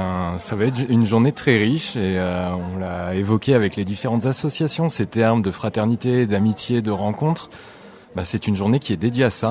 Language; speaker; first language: French; native; French